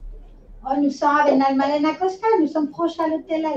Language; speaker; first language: French; non-native, fluent; Spanish